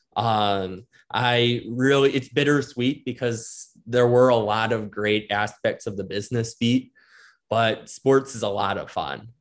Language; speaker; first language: English; native; English